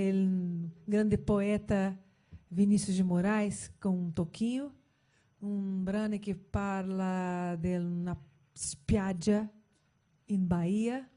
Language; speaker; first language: Italian; non-native, learner; Portuguese